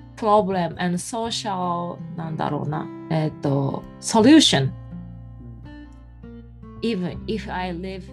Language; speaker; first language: English; non-native, fluent; Japanese